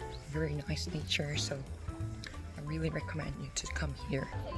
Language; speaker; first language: English; non-native, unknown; Korean